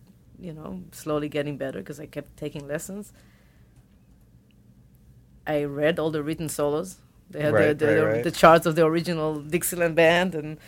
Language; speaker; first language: English; non-native, fluent; Hebrew